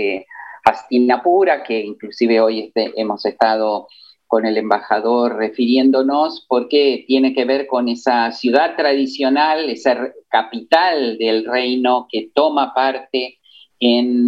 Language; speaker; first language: Spanish; native; Spanish